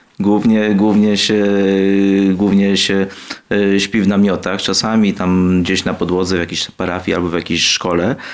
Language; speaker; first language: Polish; native; Polish